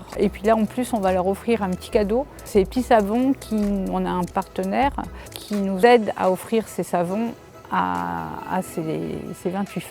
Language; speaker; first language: French; native; French